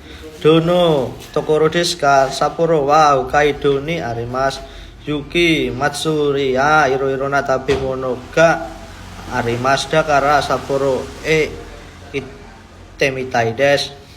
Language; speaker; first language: Japanese; non-native, learner; Indonesian